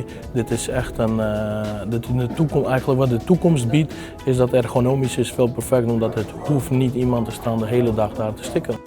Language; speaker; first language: Dutch; non-native, fluent; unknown